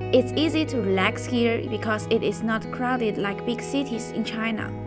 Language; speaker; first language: English; non-native, learner; Chinese